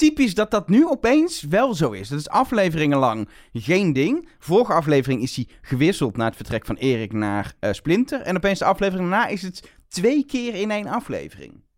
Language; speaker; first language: Dutch; native; Dutch